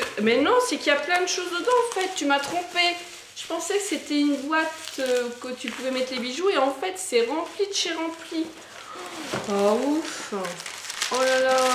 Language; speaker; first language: French; native; French